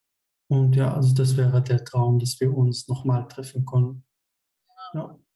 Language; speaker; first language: German; non-native, fluent; Arabic